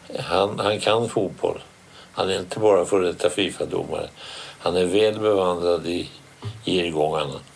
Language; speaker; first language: Swedish; native; Swedish